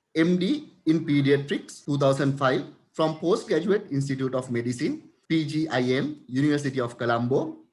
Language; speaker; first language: English; non-native, local second language; Sinhala